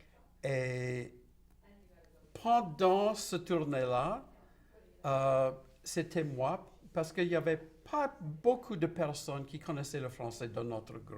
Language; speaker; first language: French; non-native, local second language; English